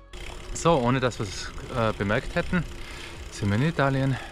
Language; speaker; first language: German; native; German